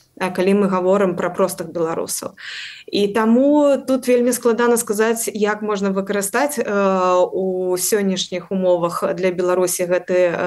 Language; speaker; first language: Belarusian; non-native, local second language; Russian